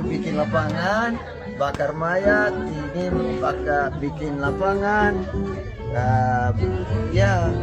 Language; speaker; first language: Indonesian; non-native, local second language; English